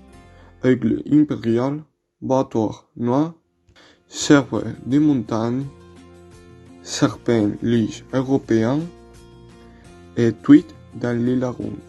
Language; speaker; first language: French; non-native, learner; Spanish